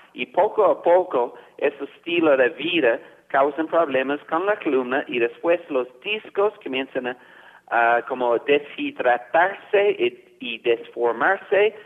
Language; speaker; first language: Spanish; non-native, fluent; English